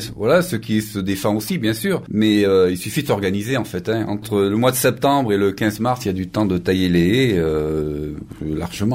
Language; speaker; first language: French; native; French